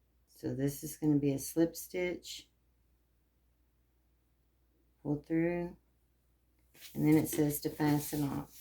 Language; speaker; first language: English; native; English